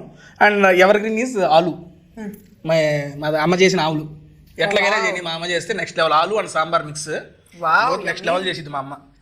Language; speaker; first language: Telugu; native; Telugu